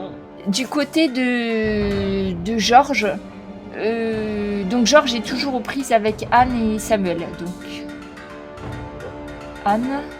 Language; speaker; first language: French; native; French